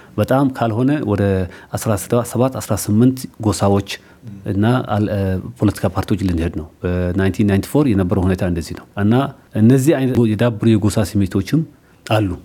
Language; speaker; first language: Amharic; non-native, local second language; Somali